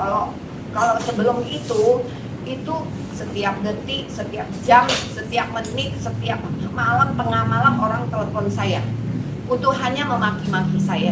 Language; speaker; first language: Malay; non-native, local second language; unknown